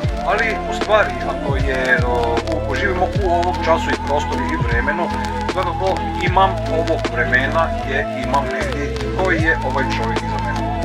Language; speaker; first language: Croatian; native; Croatian